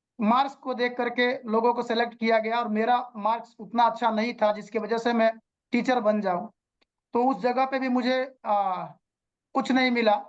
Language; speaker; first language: Hindi; non-native, local second language; Bhojpuri